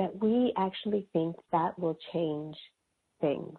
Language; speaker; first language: English; early bilingual, other home language; Spanish